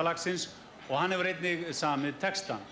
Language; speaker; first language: Icelandic; native; Icelandic